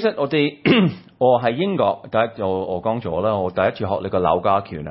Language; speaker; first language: Cantonese; non-native, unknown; English